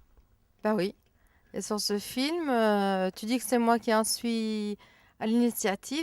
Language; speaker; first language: French; native; French